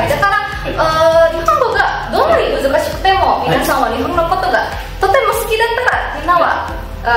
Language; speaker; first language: Japanese; non-native, fluent; Indonesian